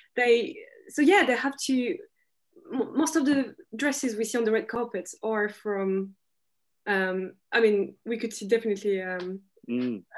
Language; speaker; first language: English; non-native, fluent; French